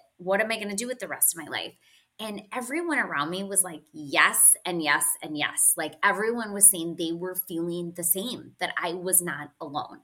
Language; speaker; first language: English; native; English